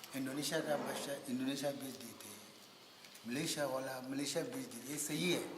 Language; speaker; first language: Hindi; non-native, learner; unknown